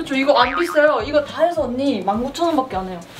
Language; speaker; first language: Korean; native; Korean